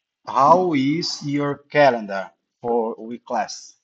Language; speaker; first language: English; non-native, learner; Portuguese